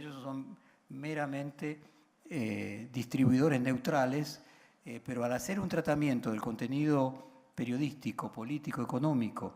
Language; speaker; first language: Spanish; native; Spanish